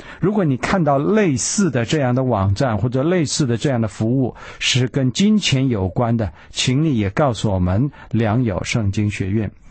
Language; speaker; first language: Chinese; early bilingual, heritage; Chinese